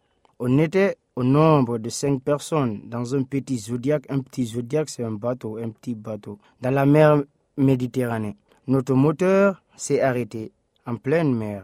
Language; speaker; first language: French; non-native, local second language; Fula